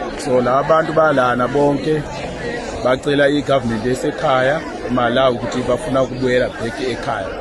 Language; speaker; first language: Zulu; non-native, fluent; Nyanja